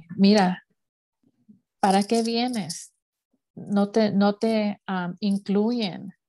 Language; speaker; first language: Spanish; early bilingual, heritage; Spanish